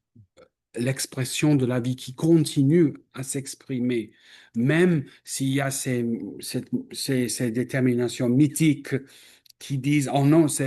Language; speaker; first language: French; non-native, fluent; English